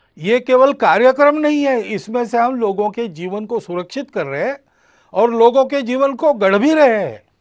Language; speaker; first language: Hindi; non-native, local second language; Marathi